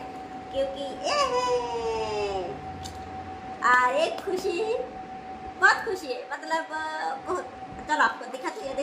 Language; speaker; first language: Hindi; non-native, local second language; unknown